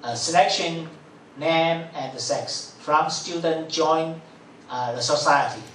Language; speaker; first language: English; non-native, fluent; Chinese